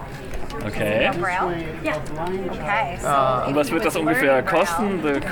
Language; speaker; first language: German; native; German